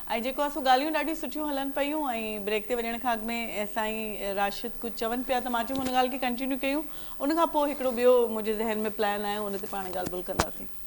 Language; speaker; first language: Sindhi; native; Sindhi